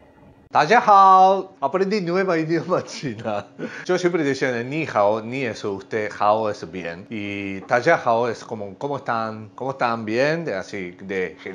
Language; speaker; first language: Spanish; non-native, learner; Japanese